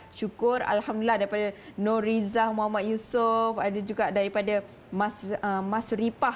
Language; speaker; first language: Malay; native; Malay